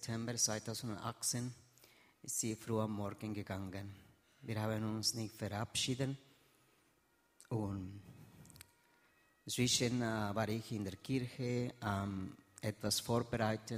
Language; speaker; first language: German; non-native, fluent; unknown